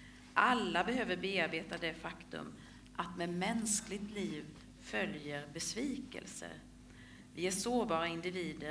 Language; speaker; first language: Swedish; native; Swedish